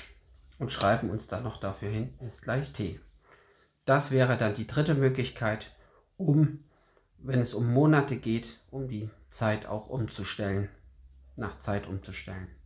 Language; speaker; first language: German; native; German